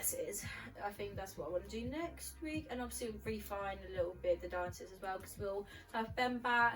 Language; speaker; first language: English; native; English